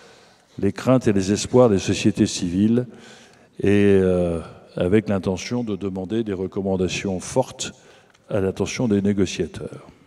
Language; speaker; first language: French; native; French